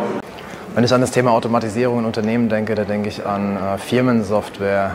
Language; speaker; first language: German; native; German